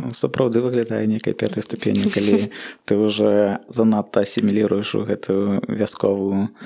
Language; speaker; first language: Belarusian; non-native, local second language; Russian